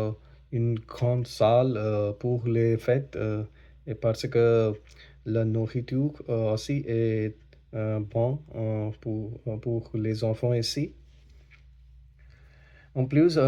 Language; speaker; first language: French; non-native, learner; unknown